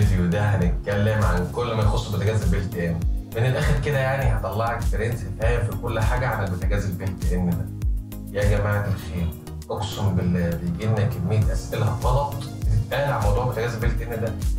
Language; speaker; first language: Arabic; native; Arabic